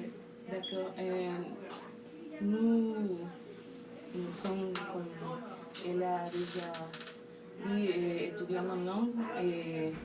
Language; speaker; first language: French; non-native, fluent; Spanish